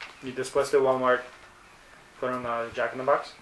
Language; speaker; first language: Spanish; non-native, learner; English